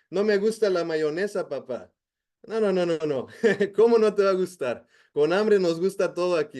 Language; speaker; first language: Spanish; early bilingual, heritage; Spanish